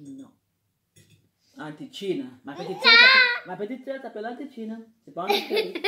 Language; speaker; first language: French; non-native, learner; English